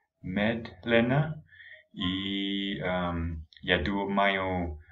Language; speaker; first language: Russian; non-native, learner; English